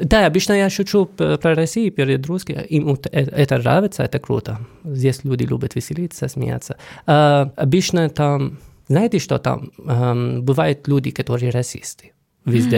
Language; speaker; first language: Russian; non-native, fluent; Arabic